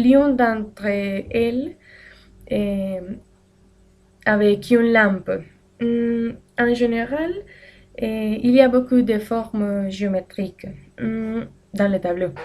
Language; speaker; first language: French; non-native, learner; Spanish